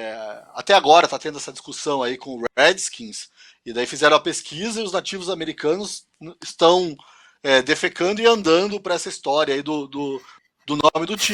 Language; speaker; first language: Portuguese; native; Portuguese